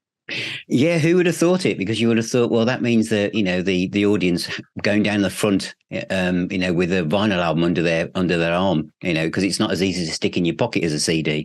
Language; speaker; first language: English; native; English